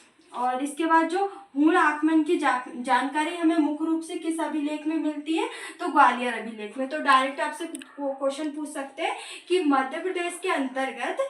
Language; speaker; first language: Hindi; native; Hindi